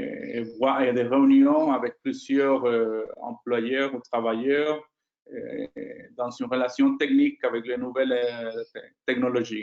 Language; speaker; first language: French; non-native, fluent; Spanish